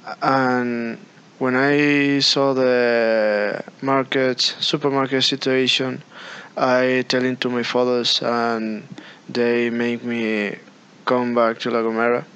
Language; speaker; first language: English; non-native, learner; Spanish